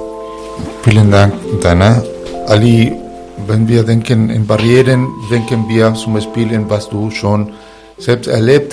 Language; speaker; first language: German; non-native, fluent; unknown